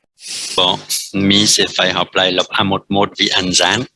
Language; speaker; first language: Vietnamese; non-native, fluent; French